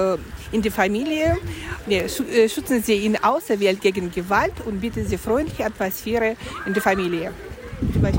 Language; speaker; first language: German; non-native, learner; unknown